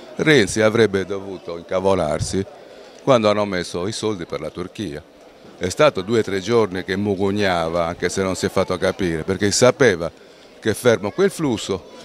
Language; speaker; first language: Italian; native; Italian